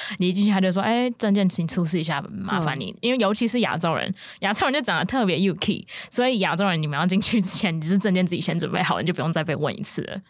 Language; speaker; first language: Chinese; native; Chinese